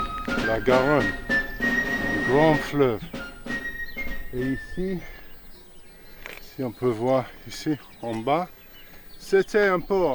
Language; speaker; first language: French; non-native, fluent; English